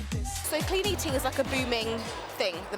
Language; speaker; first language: English; native; English